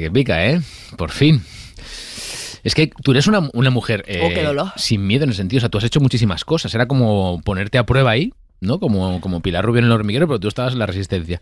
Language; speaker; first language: Spanish; native; Spanish